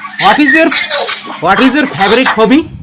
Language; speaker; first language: English; non-native, learner; Bangla